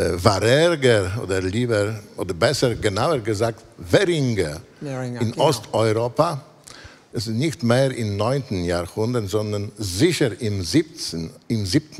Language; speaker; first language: German; non-native, fluent; Polish